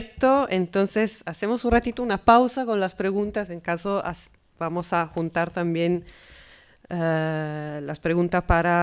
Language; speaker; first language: Spanish; non-native, fluent; Italian